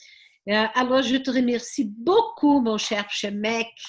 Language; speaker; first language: French; non-native, fluent; Portuguese